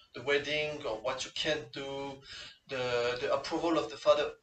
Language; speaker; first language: English; non-native, fluent; French